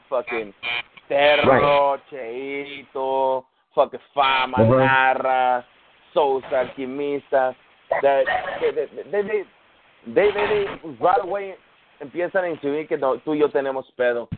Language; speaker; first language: Spanish; early bilingual, heritage; Spanish